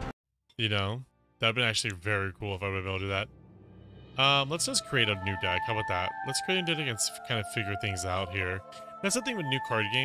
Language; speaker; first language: English; native; English